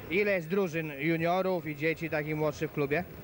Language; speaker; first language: Polish; native; Polish